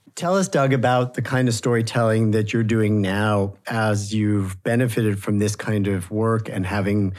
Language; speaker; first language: English; native; English